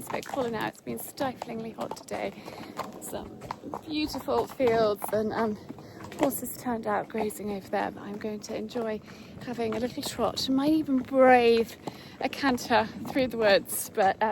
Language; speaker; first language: English; native; English